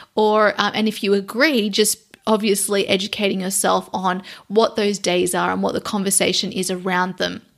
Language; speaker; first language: English; native; English